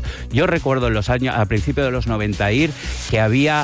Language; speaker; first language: Spanish; native; Spanish